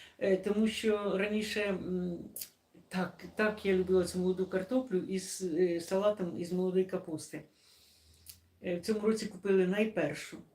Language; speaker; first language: Ukrainian; non-native, local second language; Russian